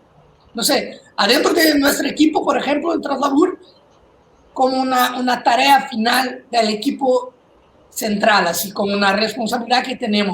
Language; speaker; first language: Spanish; non-native, fluent; Portuguese